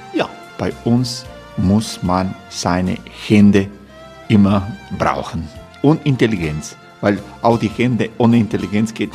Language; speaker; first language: German; non-native, fluent; Croatian